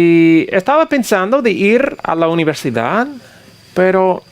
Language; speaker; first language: Spanish; non-native, fluent; English